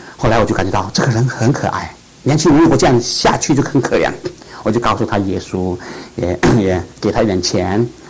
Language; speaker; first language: Chinese; non-native, local second language; Cantonese